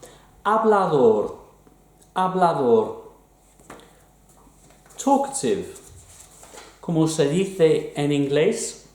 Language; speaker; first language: Spanish; non-native, fluent; English